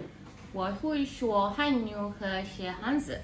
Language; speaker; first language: Chinese; non-native, learner; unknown